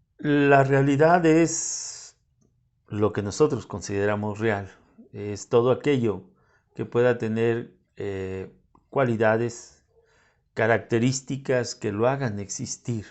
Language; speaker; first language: Spanish; native; Spanish